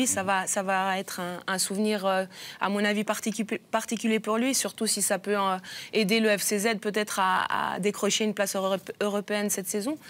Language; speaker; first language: French; native; French